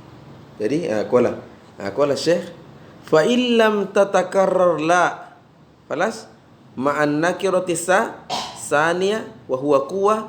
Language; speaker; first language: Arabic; non-native, fluent; Indonesian